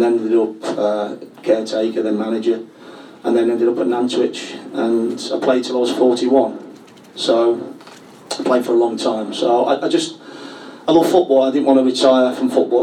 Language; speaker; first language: English; native; English